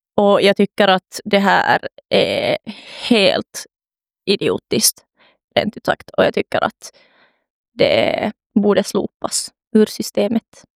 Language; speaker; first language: Swedish; native; Swedish